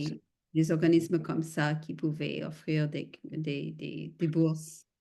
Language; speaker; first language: French; non-native, fluent; English